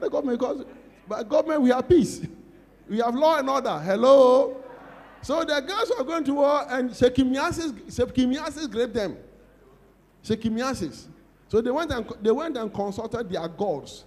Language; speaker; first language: English; non-native, local second language; Akan